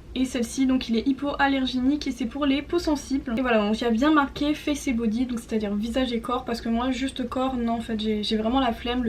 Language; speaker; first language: French; native; French